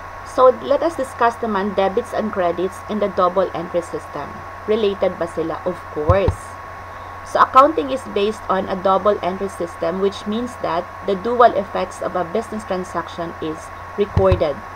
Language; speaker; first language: English; non-native, local second language; Filipino